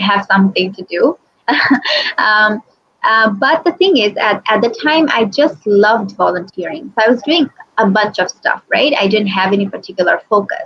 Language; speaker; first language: English; non-native, local second language; Bangla